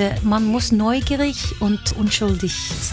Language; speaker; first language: German; non-native, fluent; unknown